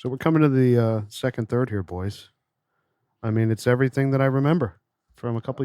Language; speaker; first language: English; native; English